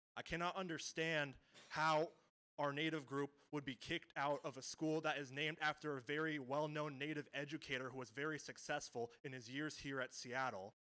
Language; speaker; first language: English; native; English